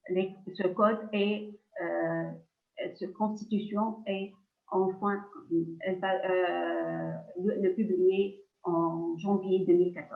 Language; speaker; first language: French; non-native, local second language; Arabic